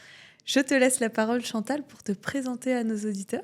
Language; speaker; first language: French; native; French